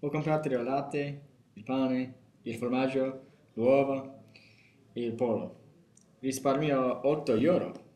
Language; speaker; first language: Italian; non-native, learner; English